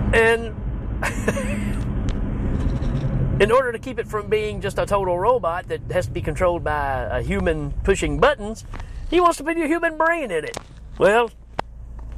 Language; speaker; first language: English; native; English